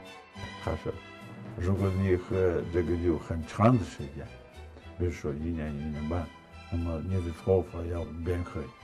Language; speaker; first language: Chinese; non-native, fluent; Russian